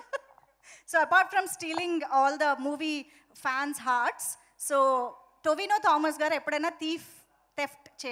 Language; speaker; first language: Telugu; native; Telugu